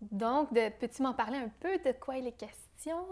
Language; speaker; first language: French; native; French